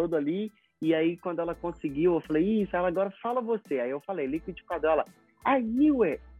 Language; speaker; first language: Portuguese; native; Portuguese